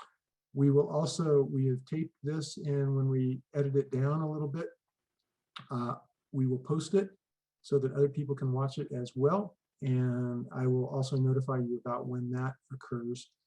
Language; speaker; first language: English; native; English